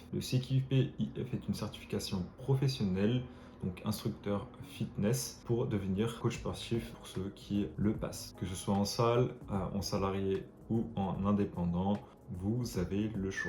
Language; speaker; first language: French; native; French